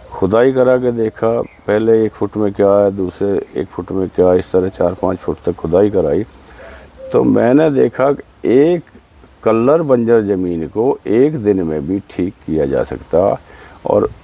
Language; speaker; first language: Hindi; native; Hindi